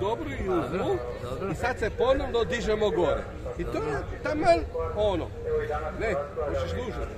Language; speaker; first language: Croatian; native; Croatian